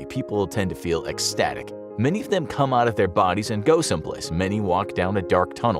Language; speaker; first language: English; native; English